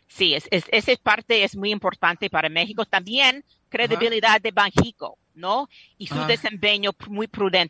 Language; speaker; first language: Spanish; non-native, fluent; English